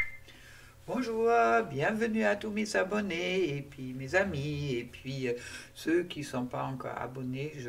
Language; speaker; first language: French; non-native, fluent; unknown